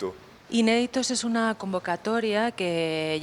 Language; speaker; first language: Spanish; native; Spanish